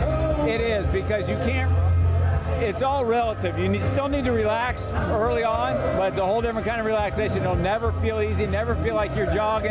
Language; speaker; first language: English; native; English